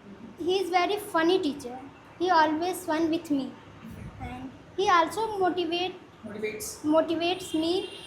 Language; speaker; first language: English; non-native, learner; Hindi